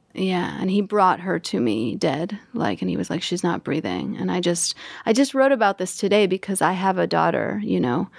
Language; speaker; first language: English; native; English